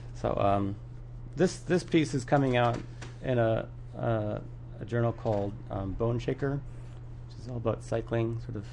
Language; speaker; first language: English; native; English